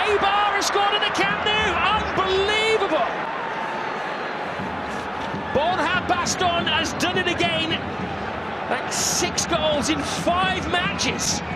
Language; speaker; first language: English; native; English